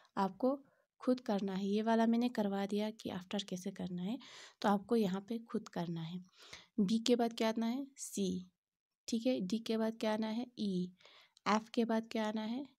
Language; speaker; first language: Hindi; non-native, local second language; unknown